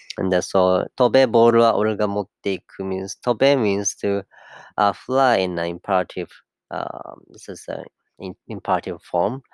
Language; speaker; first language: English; non-native, fluent; Japanese